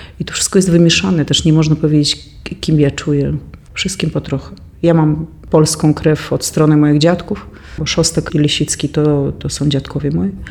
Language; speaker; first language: Polish; non-native, fluent; Russian